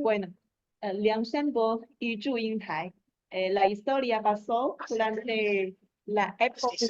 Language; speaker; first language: Spanish; non-native, learner; Chinese